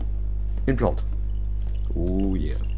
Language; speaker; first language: French; native; French